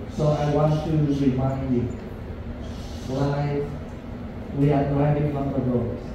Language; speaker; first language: English; non-native, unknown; Vietnamese